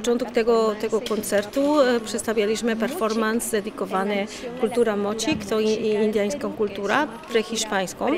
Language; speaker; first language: Polish; non-native, learner; Spanish